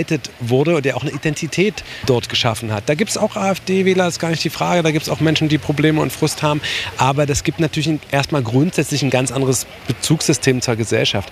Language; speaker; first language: German; native; German